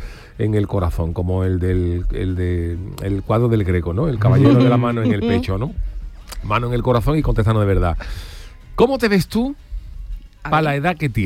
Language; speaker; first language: Spanish; native; Spanish